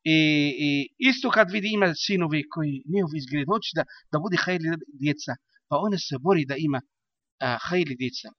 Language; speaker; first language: Bosnian; non-native, learner; Arabic